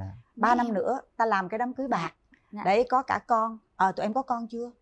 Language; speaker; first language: Vietnamese; native; Vietnamese